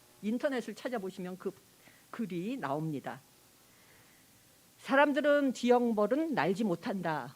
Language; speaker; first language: Korean; native; Korean